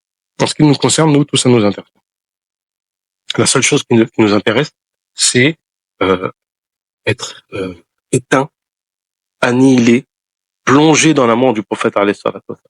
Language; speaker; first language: French; non-native, local second language; Wolof